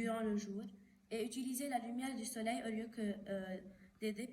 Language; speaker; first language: French; non-native, local second language; Arabic